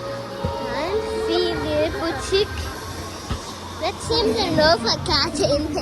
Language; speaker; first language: Danish; early bilingual, heritage; Danish